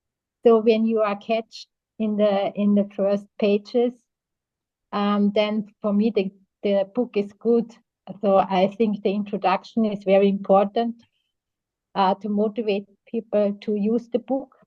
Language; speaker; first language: English; non-native, fluent; German